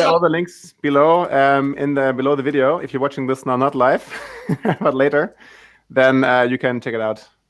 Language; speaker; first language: English; non-native, fluent; German